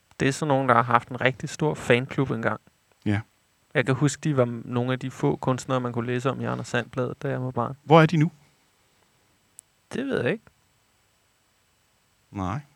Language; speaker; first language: Danish; native; Danish